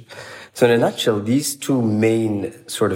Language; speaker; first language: English; non-native, local second language; Bangla